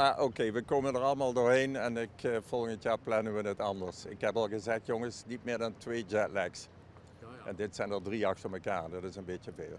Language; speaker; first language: Dutch; native; Dutch